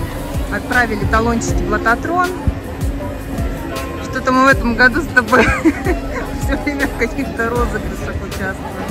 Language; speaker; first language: Russian; native; Russian